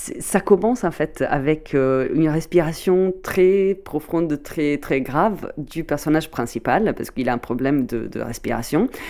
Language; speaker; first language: French; non-native, fluent; Italian